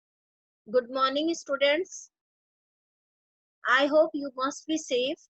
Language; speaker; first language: English; non-native, local second language; Hindi